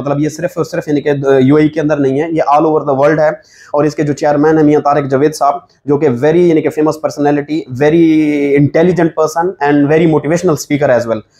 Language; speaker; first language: Urdu; non-native, local second language; Saraiki